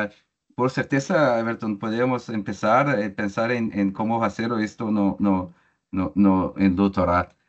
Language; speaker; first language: Spanish; non-native, learner; Portuguese